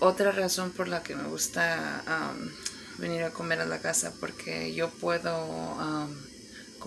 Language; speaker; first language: Spanish; early bilingual, heritage; Spanish